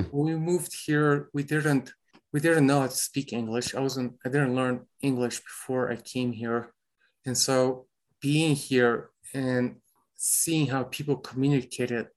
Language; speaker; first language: English; early bilingual, other home language; Romanian